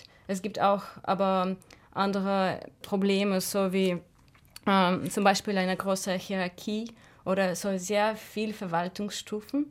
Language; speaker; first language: German; non-native, fluent; Russian